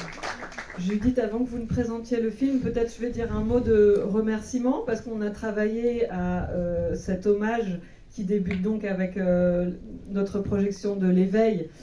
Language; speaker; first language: French; native; French